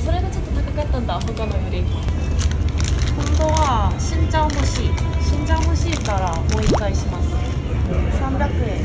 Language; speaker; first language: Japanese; non-native, learner; Korean